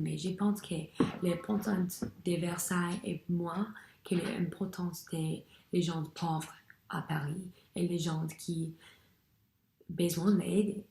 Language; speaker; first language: French; non-native, learner; English